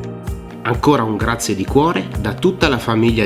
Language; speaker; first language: Italian; native; Italian